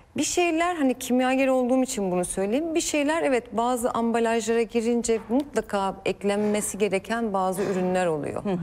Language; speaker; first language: Turkish; native; Turkish